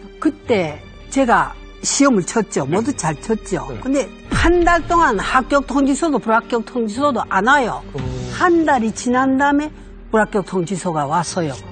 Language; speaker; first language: Korean; early bilingual, heritage; Korean